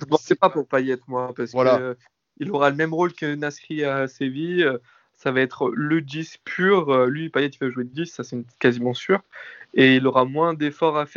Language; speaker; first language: French; native; French